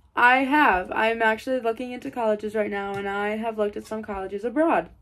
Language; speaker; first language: English; native; English